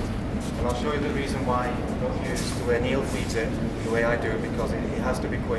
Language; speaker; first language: English; native; English